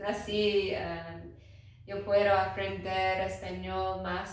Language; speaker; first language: Spanish; non-native, learner; English